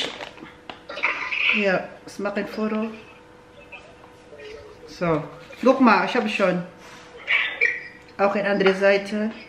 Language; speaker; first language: German; non-native, learner; Filipino